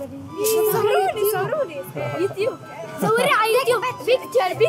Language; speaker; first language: English; non-native, learner; Arabic